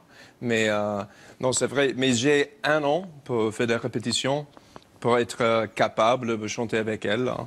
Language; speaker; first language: French; non-native, learner; English